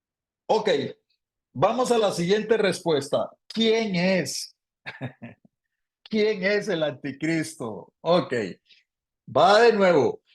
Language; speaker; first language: Spanish; native; Spanish